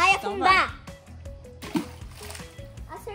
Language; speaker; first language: Portuguese; native; Portuguese